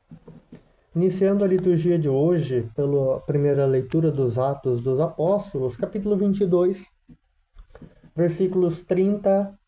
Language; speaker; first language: Portuguese; native; Portuguese